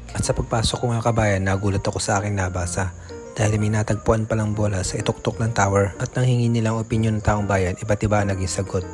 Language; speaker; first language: Filipino; native; Filipino